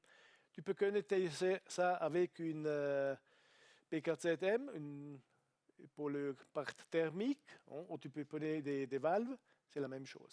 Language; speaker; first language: French; non-native, learner; Italian